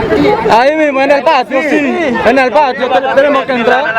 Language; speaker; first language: Spanish; non-native, fluent; Haitian Creole